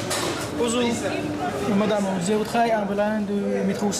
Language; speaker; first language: French; non-native, learner; Chinese